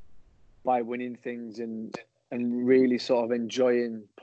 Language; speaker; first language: English; native; English